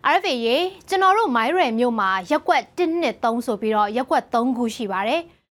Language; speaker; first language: Burmese; native; Burmese